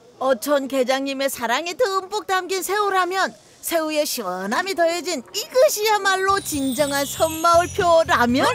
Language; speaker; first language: Korean; native; Korean